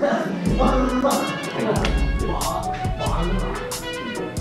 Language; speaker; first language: German; non-native, learner; English